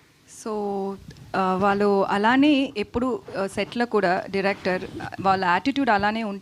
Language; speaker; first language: Telugu; non-native, learner; Tamil